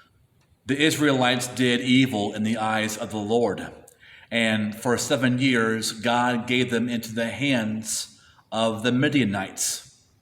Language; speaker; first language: English; native; English